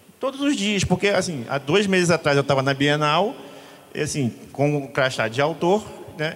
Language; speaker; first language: Portuguese; native; Portuguese